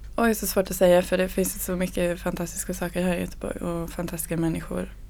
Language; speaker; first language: Swedish; native; Swedish